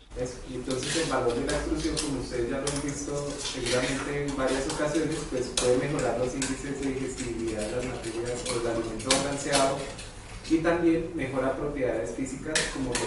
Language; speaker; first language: Spanish; native; Spanish